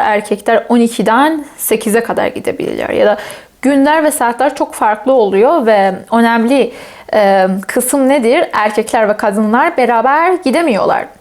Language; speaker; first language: Turkish; non-native, fluent; Persian